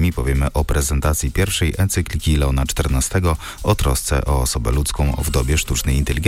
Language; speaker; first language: Polish; native; Polish